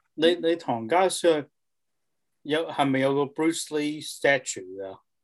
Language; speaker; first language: Cantonese; early bilingual, heritage; Cantonese